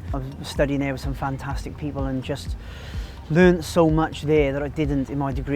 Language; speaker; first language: English; native; English